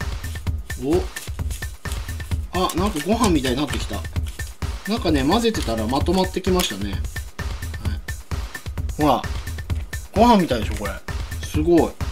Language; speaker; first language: Japanese; native; Japanese